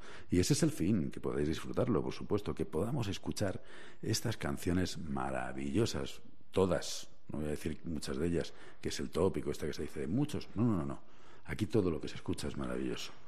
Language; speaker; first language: Spanish; native; Spanish